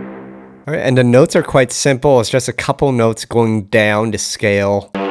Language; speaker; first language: English; native; English